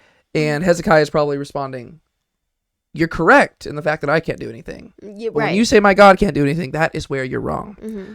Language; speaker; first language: English; native; English